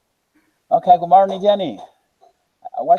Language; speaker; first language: English; non-native, learner; Spanish